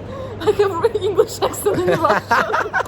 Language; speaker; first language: English; non-native, learner; Russian